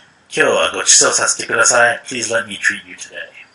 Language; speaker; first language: English; native; English